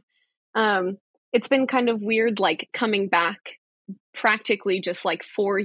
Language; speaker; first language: English; native; English